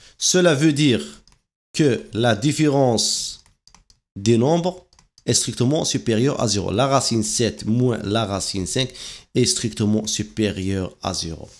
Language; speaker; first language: French; non-native, local second language; Arabic